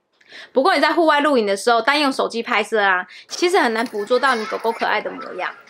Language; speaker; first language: Chinese; native; Chinese